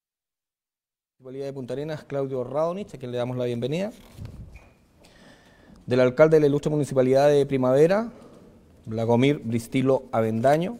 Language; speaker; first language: Spanish; native; Spanish